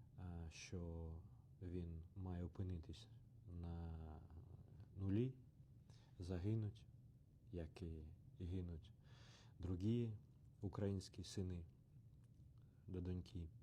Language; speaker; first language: Ukrainian; non-native, learner; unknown